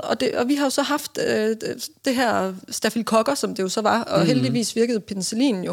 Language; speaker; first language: Danish; native; Danish